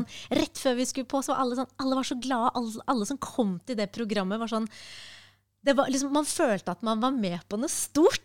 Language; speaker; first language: Norwegian; early bilingual, other home language; Arabic